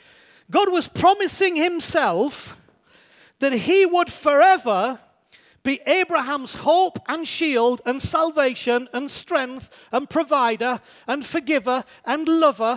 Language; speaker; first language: English; native; English